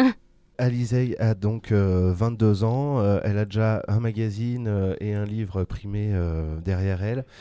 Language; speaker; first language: French; native; French